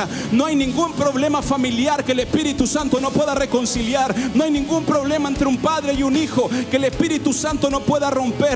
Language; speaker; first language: Spanish; native; Spanish